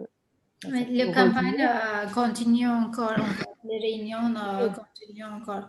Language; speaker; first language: French; non-native, fluent; Turkish